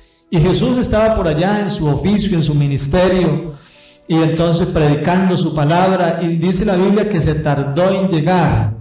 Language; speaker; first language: Spanish; native; Spanish